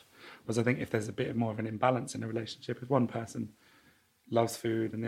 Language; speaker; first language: English; native; English